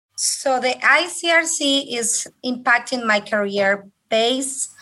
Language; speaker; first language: English; non-native, fluent; Spanish